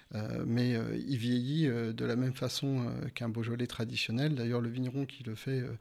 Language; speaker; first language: French; native; French